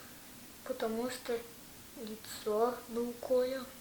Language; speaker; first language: Russian; non-native, local second language; Yakut